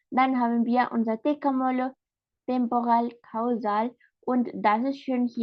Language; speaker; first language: German; non-native, fluent; Spanish